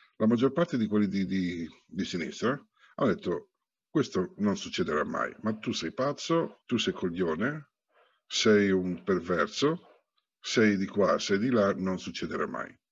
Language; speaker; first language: Italian; native; Italian